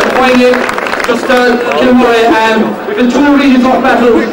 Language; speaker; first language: English; native; English